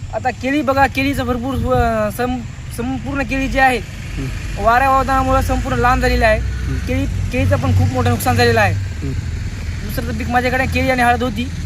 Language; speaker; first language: Marathi; native; Marathi